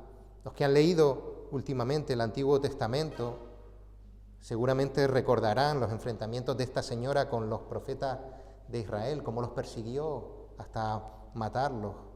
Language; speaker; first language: Spanish; native; Spanish